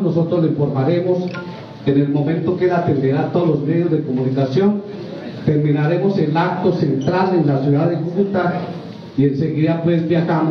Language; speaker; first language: Spanish; native; Spanish